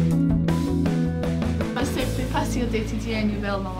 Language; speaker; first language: French; non-native, fluent; English